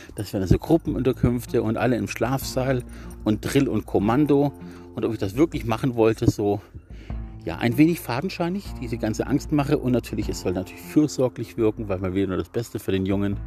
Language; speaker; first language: German; native; German